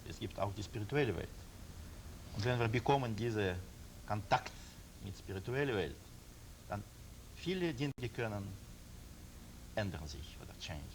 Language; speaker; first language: German; non-native, learner; Russian